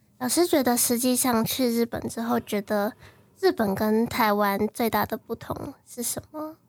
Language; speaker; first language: Chinese; native; Chinese